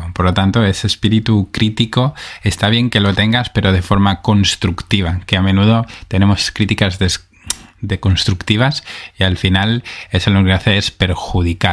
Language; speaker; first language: Spanish; native; Spanish